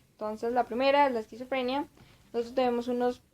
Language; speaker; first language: Spanish; native; Spanish